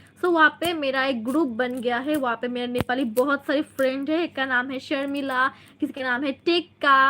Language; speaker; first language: Hindi; non-native, local second language; Bangla